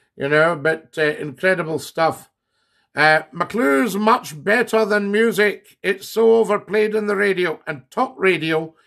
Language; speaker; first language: English; native; English